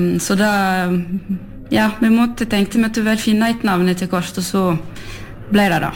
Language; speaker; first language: Norwegian; early bilingual, heritage; French